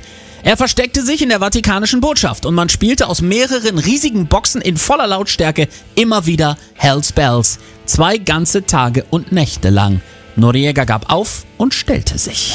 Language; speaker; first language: German; native; German